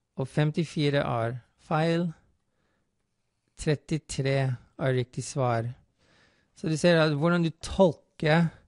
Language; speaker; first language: Norwegian; non-native, fluent; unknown